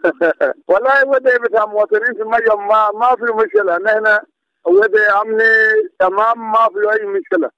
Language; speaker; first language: Arabic; non-native, local second language; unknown